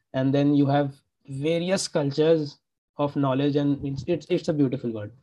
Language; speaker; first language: Hindi; native; Hindi